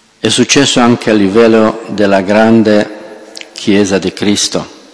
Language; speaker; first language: Italian; non-native, fluent; Romanian